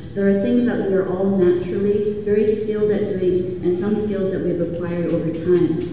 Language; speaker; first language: English; native; English